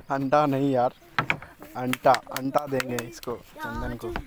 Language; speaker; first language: Hindi; native; Hindi